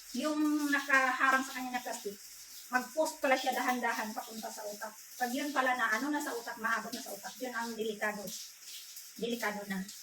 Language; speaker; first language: Filipino; non-native, local second language; Cebuano